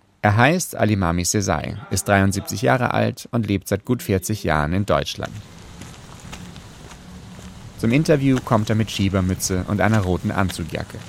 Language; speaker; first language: German; native; German